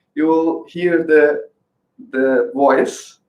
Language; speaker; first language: English; non-native, fluent; Azerbaijani